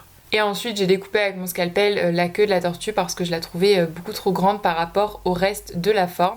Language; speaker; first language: French; native; French